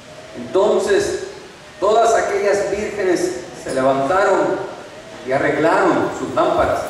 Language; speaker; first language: Spanish; native; Spanish